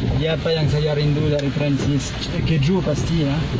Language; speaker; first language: Indonesian; non-native, learner; French